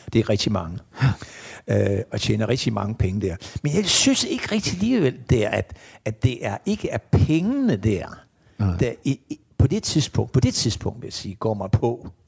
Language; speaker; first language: Danish; native; Danish